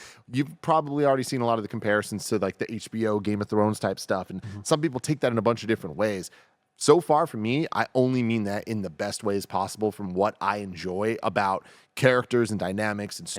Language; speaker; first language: English; native; English